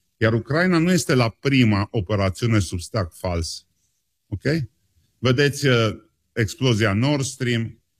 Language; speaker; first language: Romanian; native; Romanian